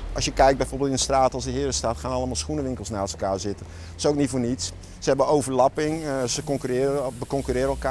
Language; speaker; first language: Dutch; native; Dutch